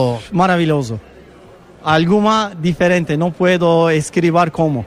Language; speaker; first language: Spanish; non-native, learner; Turkish